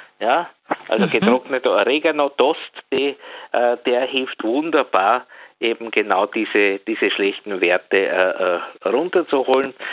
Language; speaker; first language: German; native; German